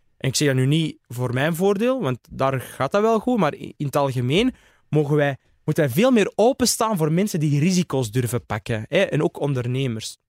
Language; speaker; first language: Dutch; early bilingual, other home language; Arabic